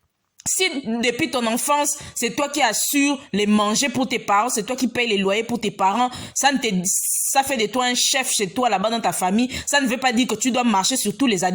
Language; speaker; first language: French; non-native, local second language; Lingala